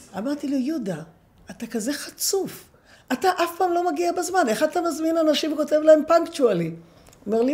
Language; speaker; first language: Hebrew; non-native, fluent; English